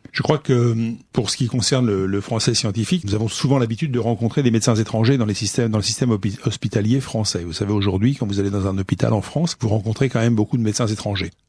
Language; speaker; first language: French; native; French